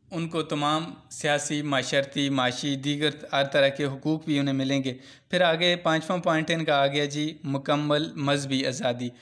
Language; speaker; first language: Urdu; non-native, local second language; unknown